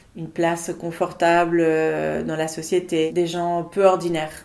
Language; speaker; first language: French; non-native, fluent; Spanish